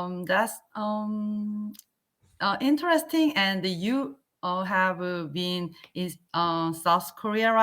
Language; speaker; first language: English; non-native, learner; Korean